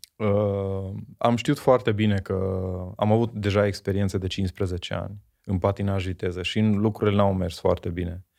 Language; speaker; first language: Romanian; non-native, local second language; Hungarian